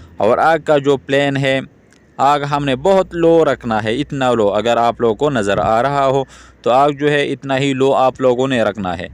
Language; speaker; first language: Urdu; non-native, local second language; Pashto